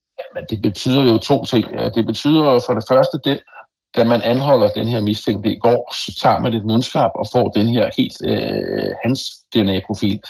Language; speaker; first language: Danish; native; Danish